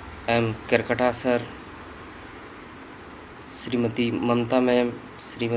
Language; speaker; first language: Hindi; native; Hindi